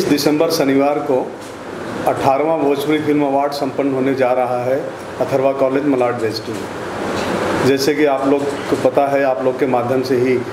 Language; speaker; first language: Hindi; native; Hindi